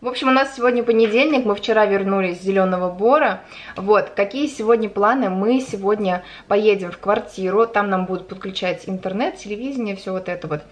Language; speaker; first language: Russian; native; Russian